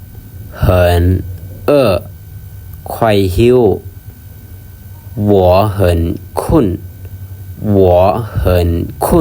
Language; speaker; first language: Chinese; non-native, fluent; Lao